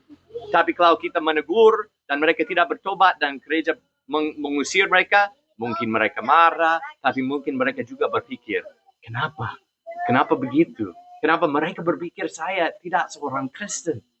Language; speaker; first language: Indonesian; non-native, fluent; English